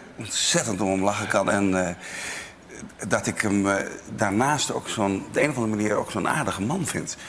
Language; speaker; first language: Dutch; native; Dutch